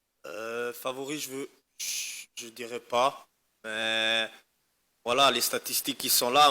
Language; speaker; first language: French; non-native, fluent; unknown